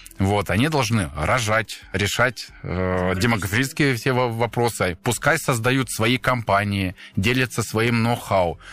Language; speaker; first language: Russian; non-native, fluent; German